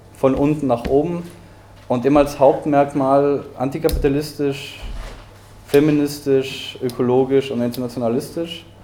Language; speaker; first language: German; early bilingual, heritage; Spanish